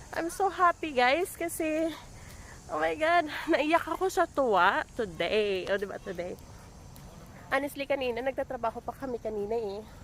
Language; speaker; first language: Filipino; native; Filipino